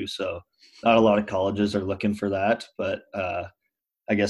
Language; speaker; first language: English; native; English